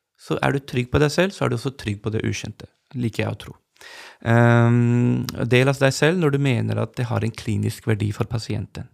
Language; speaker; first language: Norwegian; early bilingual, other home language; Urdu